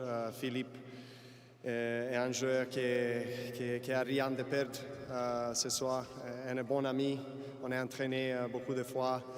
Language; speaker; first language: French; non-native, fluent; Serbian